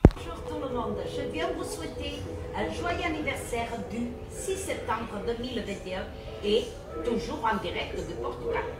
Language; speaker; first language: French; non-native, fluent; Portuguese